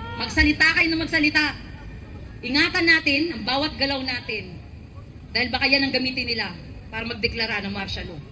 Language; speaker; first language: Filipino; native; Filipino